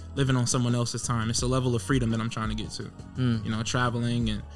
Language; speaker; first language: English; native; English